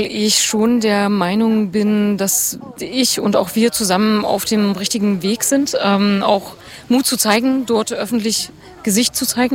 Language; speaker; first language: German; native; German